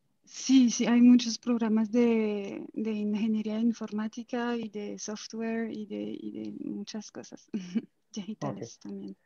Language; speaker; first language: Spanish; non-native, fluent; French